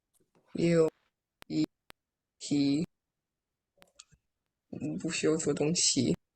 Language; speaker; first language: Chinese; early bilingual, other home language; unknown